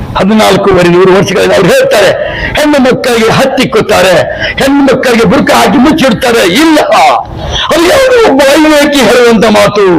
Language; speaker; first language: Kannada; non-native, local second language; Urdu